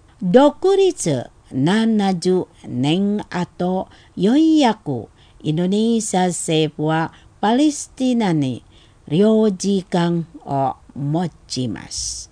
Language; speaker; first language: Japanese; non-native, fluent; Indonesian